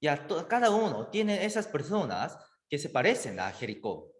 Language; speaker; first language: Spanish; native; Spanish